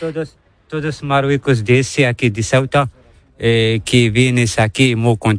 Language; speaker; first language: Spanish; non-native, learner; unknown